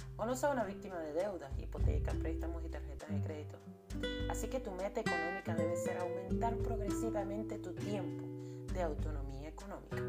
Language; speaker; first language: Spanish; native; Spanish